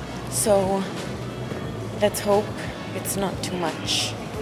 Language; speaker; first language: English; early bilingual, other home language; Spanish